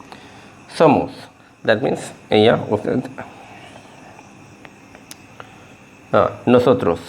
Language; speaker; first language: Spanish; non-native, learner; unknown